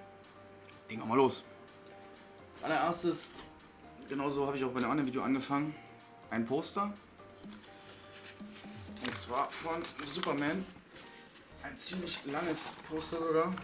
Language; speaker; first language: German; native; German